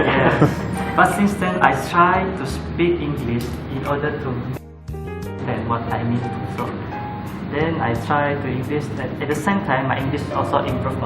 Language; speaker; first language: English; non-native, local second language; Malay